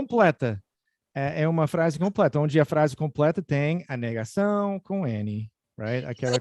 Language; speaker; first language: Portuguese; non-native, fluent; English